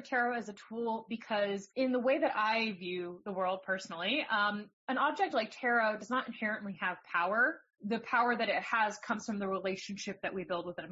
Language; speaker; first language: English; native; English